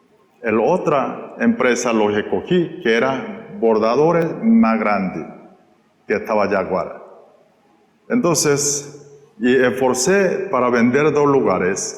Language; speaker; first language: Spanish; non-native, fluent; Korean